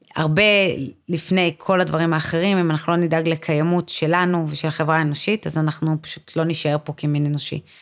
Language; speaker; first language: Hebrew; native; Hebrew